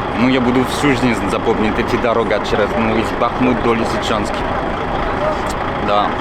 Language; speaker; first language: Russian; non-native, learner; French